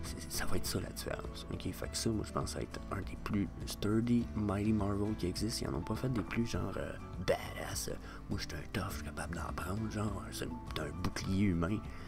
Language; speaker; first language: French; native; French